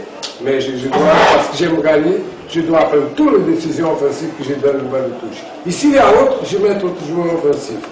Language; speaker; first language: French; non-native, fluent; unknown